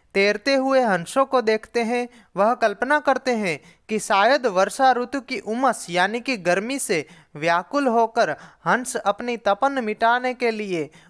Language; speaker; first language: Hindi; non-native, local second language; Gujarati